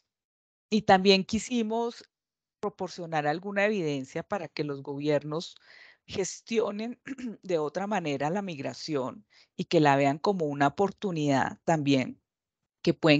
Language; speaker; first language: Spanish; native; Spanish